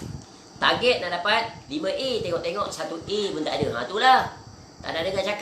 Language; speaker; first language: Malay; native; Malay